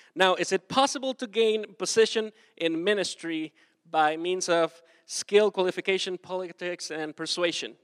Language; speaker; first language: English; non-native, fluent; Spanish